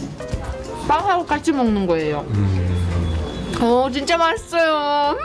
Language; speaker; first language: Korean; non-native, fluent; Uzbek